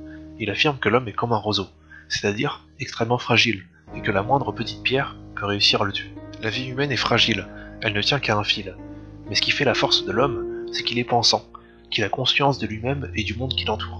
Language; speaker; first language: French; native; French